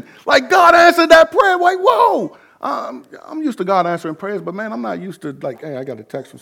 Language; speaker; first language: English; native; English